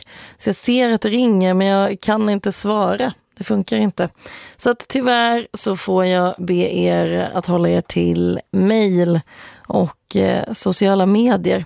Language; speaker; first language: Swedish; native; Swedish